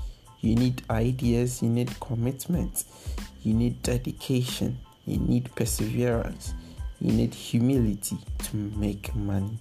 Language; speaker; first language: English; non-native, local second language; Akan